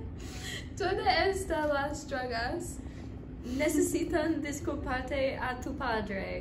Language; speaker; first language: Spanish; non-native, learner; English